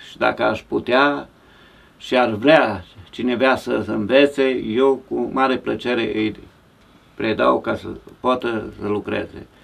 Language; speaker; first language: Romanian; native; Romanian